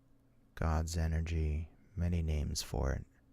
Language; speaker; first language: English; native; English